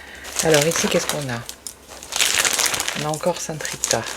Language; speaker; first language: French; native; French